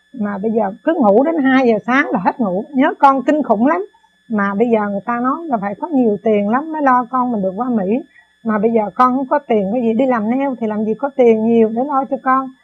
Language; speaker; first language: Vietnamese; native; Vietnamese